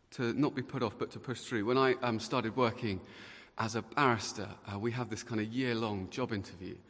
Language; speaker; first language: English; native; English